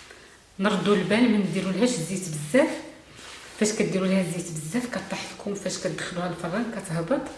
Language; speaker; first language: Arabic; native; Arabic